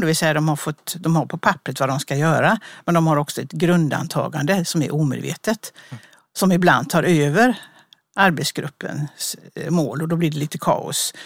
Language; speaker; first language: Swedish; native; Swedish